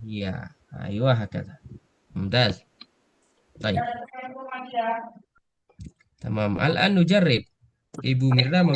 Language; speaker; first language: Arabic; non-native, fluent; Indonesian